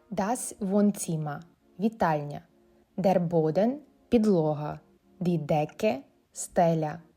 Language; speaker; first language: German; non-native, fluent; Ukrainian